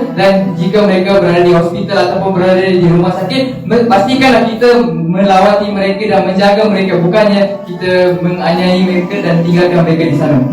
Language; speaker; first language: Malay; non-native, local second language; Tamil